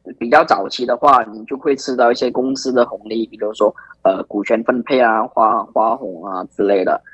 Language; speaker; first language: Chinese; native; Chinese